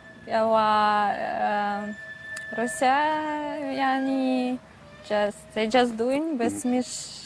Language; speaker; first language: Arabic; non-native, learner; Russian